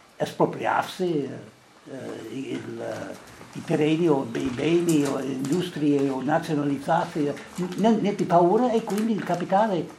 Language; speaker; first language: Italian; non-native, fluent; English